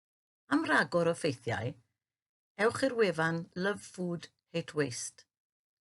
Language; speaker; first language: Welsh; native; Welsh